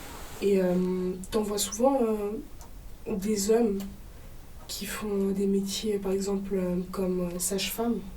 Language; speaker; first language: French; native; French